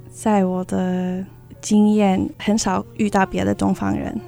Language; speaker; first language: Chinese; early bilingual, heritage; Chinese